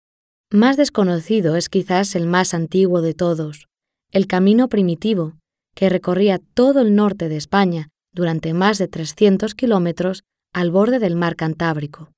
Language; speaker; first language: Spanish; native; Spanish